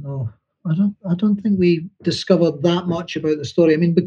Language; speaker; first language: English; native; English